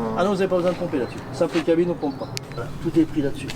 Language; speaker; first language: French; native; French